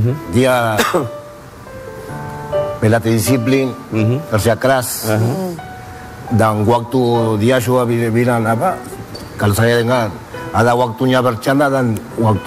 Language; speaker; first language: Indonesian; non-native, fluent; Spanish